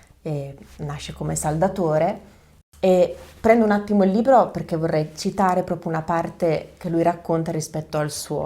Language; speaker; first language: Italian; native; Italian